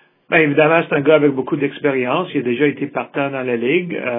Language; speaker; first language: French; native; French